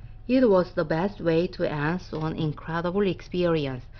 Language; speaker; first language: English; non-native, fluent; Korean